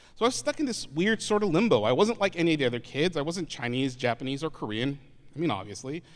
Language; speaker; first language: English; native; English